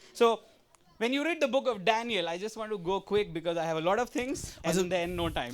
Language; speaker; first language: English; non-native, local second language; Hindi